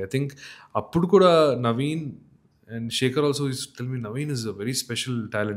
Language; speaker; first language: English; non-native, local second language; Telugu